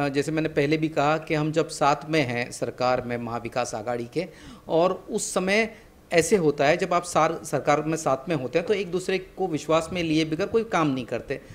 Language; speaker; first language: Hindi; non-native, local second language; Marathi